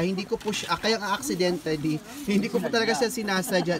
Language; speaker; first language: Filipino; native; Filipino